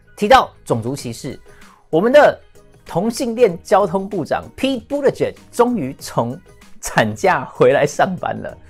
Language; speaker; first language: Chinese; early bilingual, heritage; English